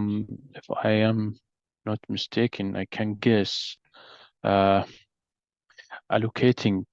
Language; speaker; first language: English; non-native, learner; Arabic